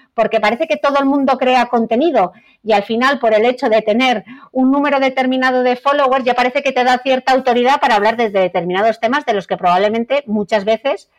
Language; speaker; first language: Spanish; native; Spanish